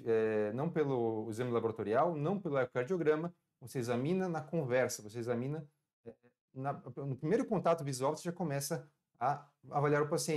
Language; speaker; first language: Portuguese; native; Portuguese